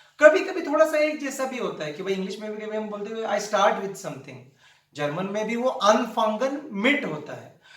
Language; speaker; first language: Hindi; non-native, local second language; Marathi